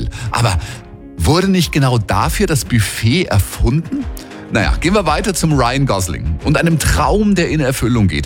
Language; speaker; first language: German; native; German